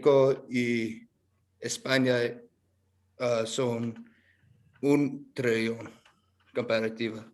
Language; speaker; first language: Spanish; non-native, learner; English